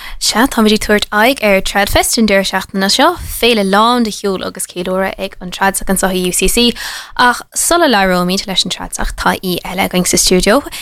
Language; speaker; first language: Irish; non-native, local second language; English